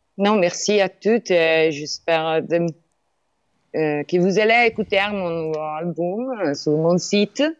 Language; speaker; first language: French; non-native, learner; Italian